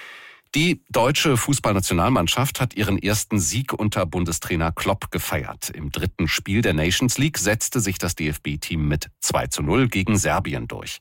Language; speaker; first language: German; native; German